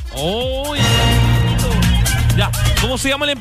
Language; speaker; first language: Spanish; native; Spanish